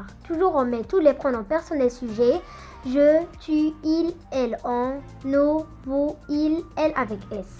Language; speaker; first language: French; non-native, fluent; Arabic